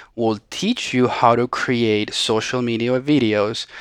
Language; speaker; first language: English; non-native, fluent; Spanish